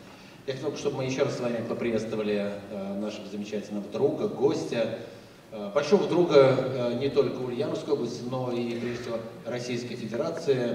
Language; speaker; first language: Russian; native; Russian